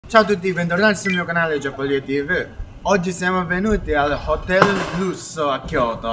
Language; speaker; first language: Italian; non-native, learner; Japanese